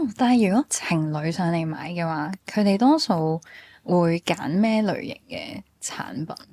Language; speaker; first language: Cantonese; early bilingual, heritage; Cantonese